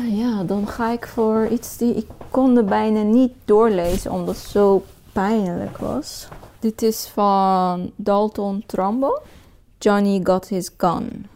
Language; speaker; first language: Dutch; non-native, fluent; Persian